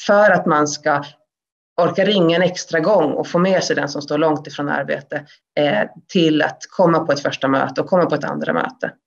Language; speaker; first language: Swedish; native; Swedish